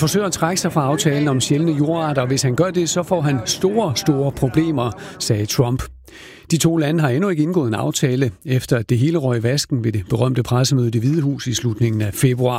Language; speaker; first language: Danish; native; Danish